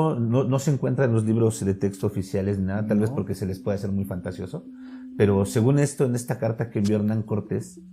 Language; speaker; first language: Spanish; native; Spanish